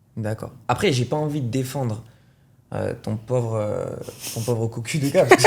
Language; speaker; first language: French; native; French